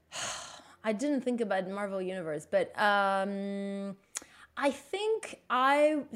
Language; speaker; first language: English; non-native, fluent; French